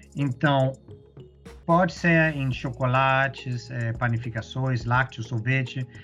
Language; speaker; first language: Portuguese; non-native, fluent; Danish